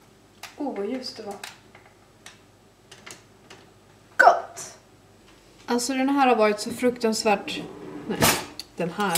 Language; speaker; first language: Swedish; native; Swedish